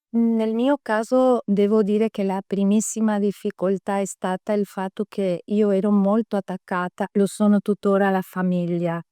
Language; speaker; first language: Italian; non-native, fluent; Spanish